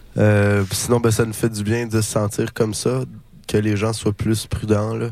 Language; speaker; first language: French; native; French